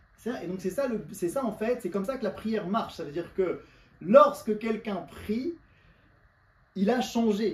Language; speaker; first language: French; native; French